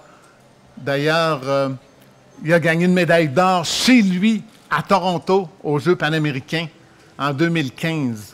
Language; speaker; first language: French; native; French